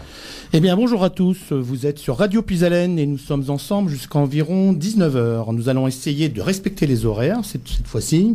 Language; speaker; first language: French; native; French